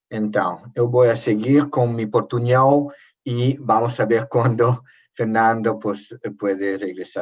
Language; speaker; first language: Portuguese; non-native, learner; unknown